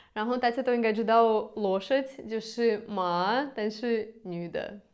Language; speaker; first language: Chinese; non-native, fluent; Russian